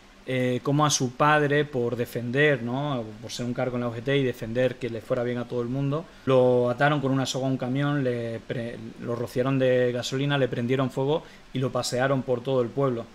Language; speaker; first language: Spanish; native; Spanish